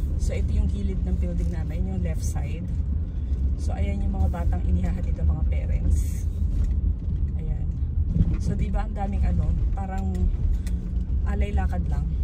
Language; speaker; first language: Filipino; native; Filipino